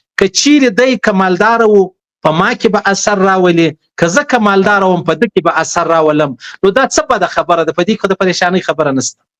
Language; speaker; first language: Pashto; native; Pashto